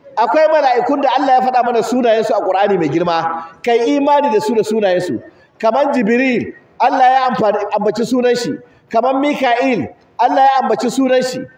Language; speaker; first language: Hausa; native; Hausa